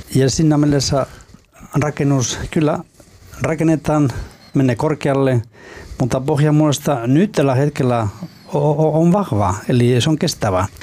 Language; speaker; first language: Finnish; non-native, fluent; Spanish